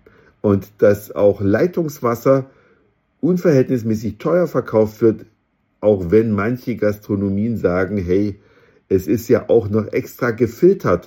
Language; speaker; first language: German; native; German